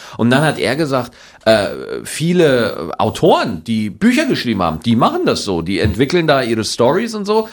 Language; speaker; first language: German; native; German